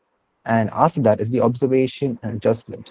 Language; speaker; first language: English; non-native, local second language; Malayalam